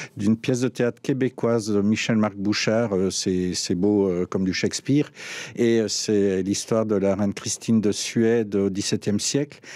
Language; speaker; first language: French; native; French